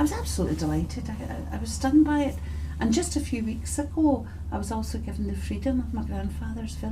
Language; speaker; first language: English; native; English